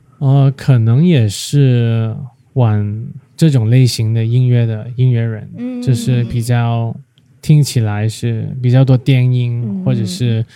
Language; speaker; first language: Chinese; non-native, fluent; Cantonese